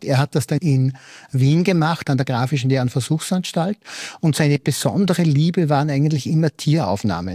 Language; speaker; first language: German; native; German